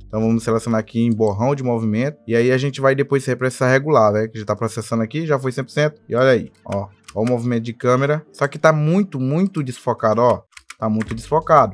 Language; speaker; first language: Portuguese; native; Portuguese